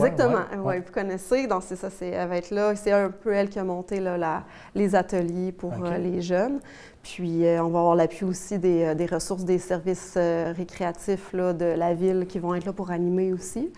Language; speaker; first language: French; native; French